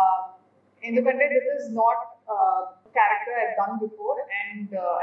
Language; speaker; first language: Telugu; non-native, local second language; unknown